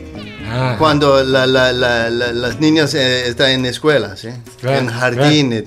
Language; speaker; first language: Spanish; non-native, learner; Danish